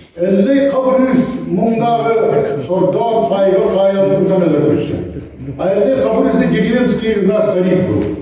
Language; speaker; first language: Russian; non-native, local second language; Yakut